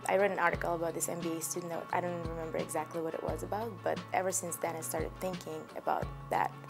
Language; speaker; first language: English; non-native, fluent; Russian